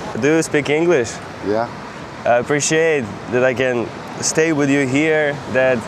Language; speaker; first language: English; non-native, learner; Ukrainian